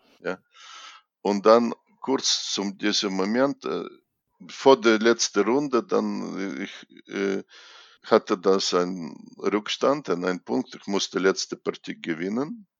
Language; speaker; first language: German; non-native, fluent; Russian